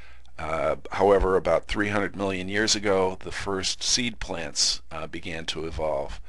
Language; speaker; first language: English; native; English